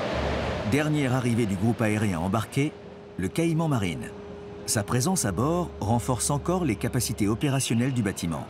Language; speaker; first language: French; native; French